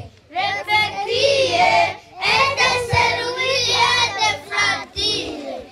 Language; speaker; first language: French; non-native, learner; Kinyarwanda